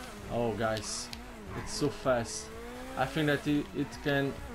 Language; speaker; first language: English; non-native, learner; Italian